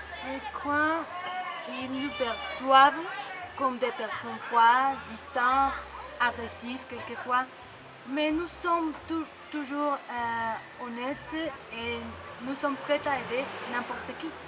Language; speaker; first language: French; non-native, fluent; Spanish